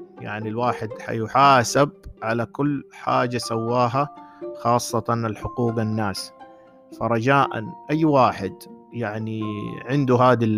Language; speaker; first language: Arabic; native; Arabic